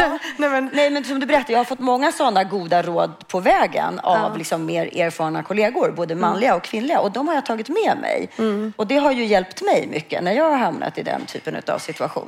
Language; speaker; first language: Swedish; native; Swedish